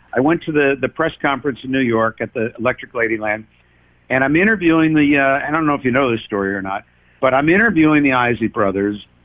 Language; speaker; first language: English; native; English